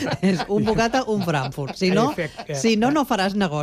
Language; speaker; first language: Catalan; native; Catalan